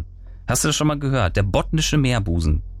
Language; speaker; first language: German; native; German